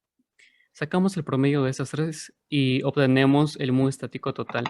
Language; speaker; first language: Spanish; native; Spanish